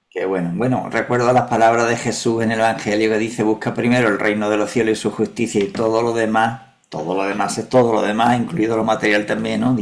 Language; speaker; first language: Spanish; native; Spanish